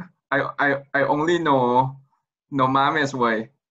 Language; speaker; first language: English; non-native, fluent; Thai